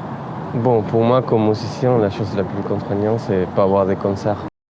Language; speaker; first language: French; non-native, fluent; Italian